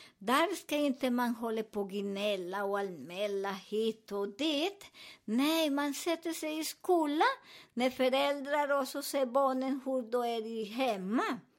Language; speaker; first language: Swedish; non-native, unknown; Spanish